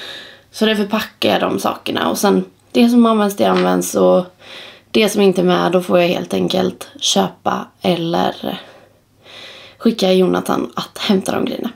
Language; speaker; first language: Swedish; native; Swedish